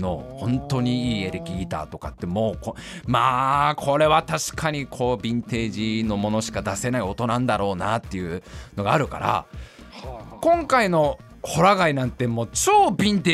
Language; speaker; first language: Japanese; native; Japanese